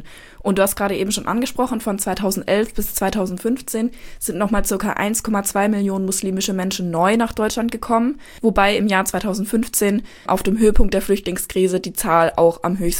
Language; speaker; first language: German; native; German